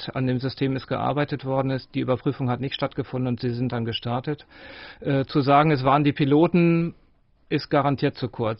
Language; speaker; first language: German; native; German